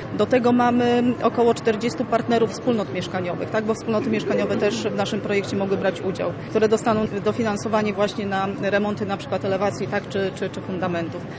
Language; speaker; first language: Polish; native; Polish